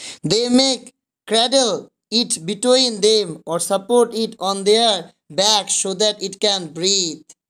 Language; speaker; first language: English; non-native, local second language; Bangla